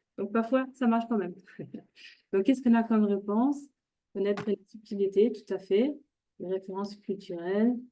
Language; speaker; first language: French; non-native, fluent; German